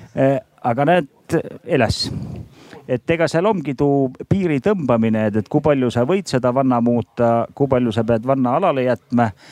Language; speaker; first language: Estonian; native; Estonian